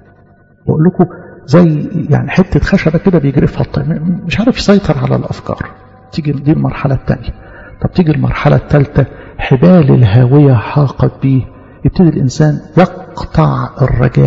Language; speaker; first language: Arabic; native; Arabic